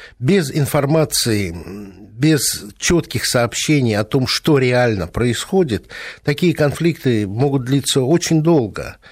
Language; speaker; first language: Russian; native; Russian